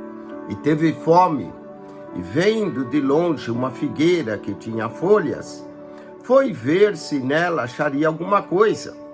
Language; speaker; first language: Portuguese; native; Portuguese